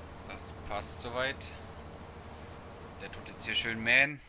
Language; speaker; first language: German; native; German